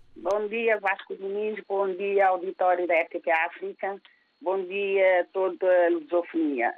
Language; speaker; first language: Portuguese; early bilingual, other home language; Kabuverdianu